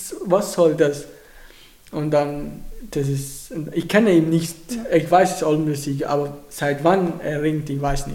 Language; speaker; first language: German; non-native, learner; Arabic